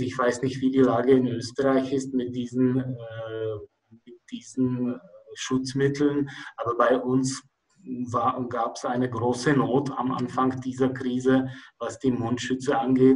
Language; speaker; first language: German; non-native, fluent; Czech